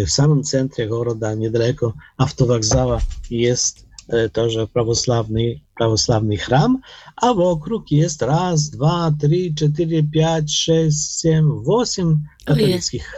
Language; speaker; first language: Polish; non-native, learner; Ukrainian